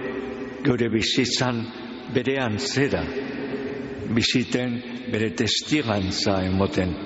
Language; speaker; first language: Basque; native; Basque